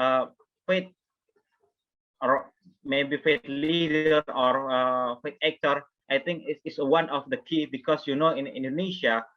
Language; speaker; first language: English; non-native, fluent; Indonesian